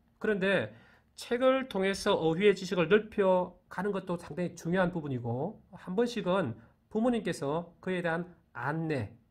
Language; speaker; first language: Korean; native; Korean